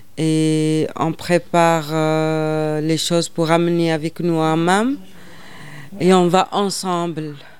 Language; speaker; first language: French; non-native, local second language; Arabic